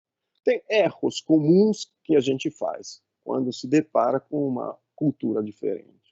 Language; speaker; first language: Portuguese; non-native, fluent; Italian